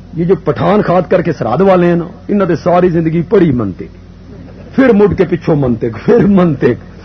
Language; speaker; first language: Urdu; non-native, local second language; Punjabi